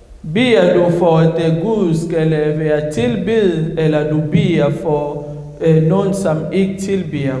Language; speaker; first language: Swedish; non-native, learner; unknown